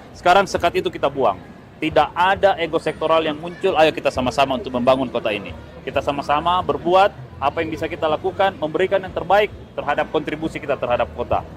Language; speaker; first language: Indonesian; native; Indonesian